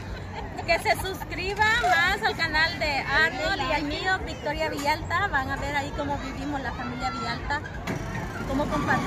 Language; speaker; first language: Spanish; native; Spanish